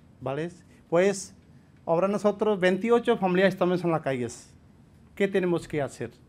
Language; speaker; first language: Spanish; non-native, learner; Punjabi